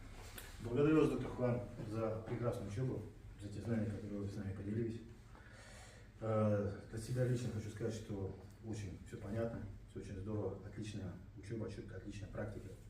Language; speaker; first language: Russian; native; Russian